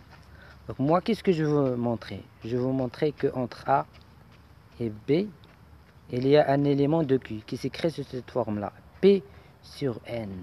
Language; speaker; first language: French; non-native, local second language; Arabic